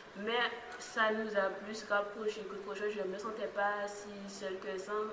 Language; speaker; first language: French; native; French